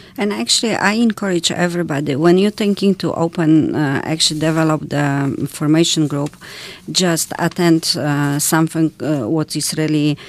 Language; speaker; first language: English; non-native, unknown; Polish